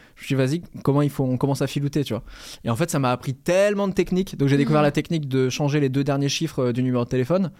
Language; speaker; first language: French; native; French